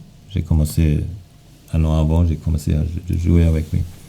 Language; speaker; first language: French; non-native, fluent; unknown